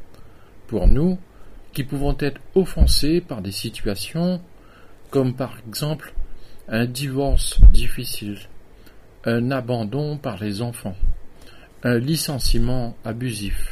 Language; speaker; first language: French; native; French